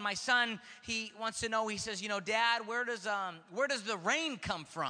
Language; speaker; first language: English; native; English